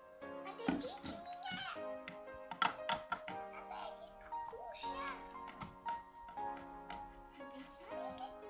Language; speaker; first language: Russian; early bilingual, heritage; Russian